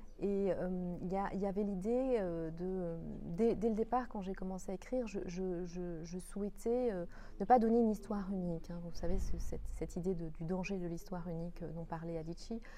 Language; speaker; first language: French; non-native, local second language; Kinyarwanda